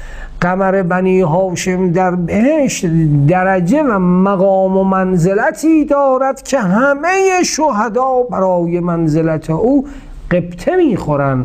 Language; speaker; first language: Persian; native; Persian